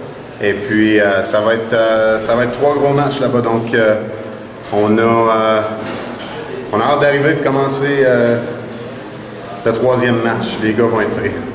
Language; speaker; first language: French; native; French